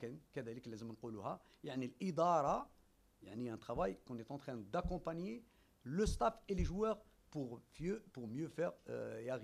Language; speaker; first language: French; non-native, local second language; Arabic